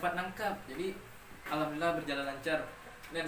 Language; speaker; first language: Indonesian; native; Indonesian